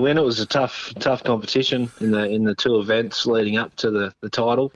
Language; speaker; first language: English; native; English